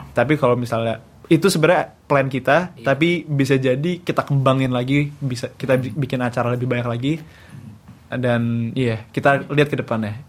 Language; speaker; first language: Indonesian; native; Indonesian